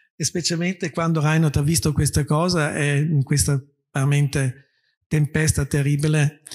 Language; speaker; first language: Italian; native; Italian